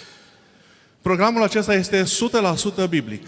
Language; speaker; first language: Romanian; non-native, fluent; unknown